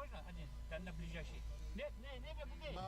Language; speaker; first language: Russian; non-native, local second language; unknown